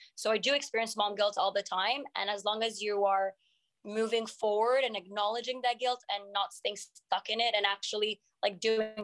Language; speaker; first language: English; non-native, fluent; French